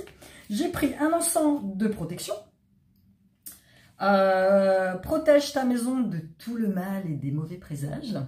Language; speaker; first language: French; native; French